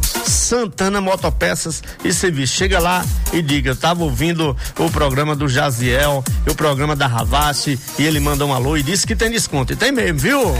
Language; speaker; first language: Portuguese; native; Portuguese